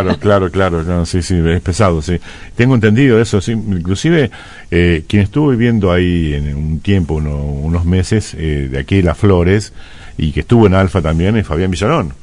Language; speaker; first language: Spanish; native; Spanish